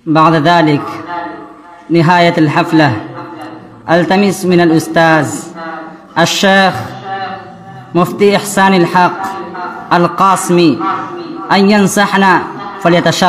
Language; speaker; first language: Arabic; non-native, fluent; Urdu